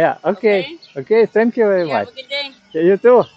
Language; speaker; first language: English; non-native, learner; Ukrainian